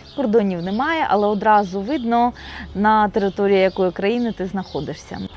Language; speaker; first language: Ukrainian; non-native, local second language; Russian